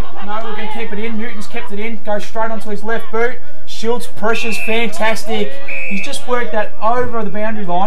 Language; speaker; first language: English; native; English